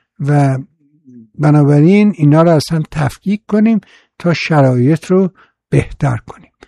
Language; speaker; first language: Persian; native; Persian